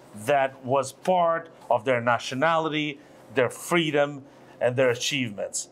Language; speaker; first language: English; non-native, fluent; Albanian